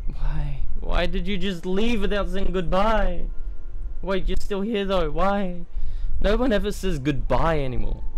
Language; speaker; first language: English; native; English